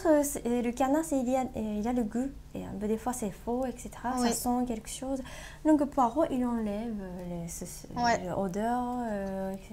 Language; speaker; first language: French; non-native, learner; Japanese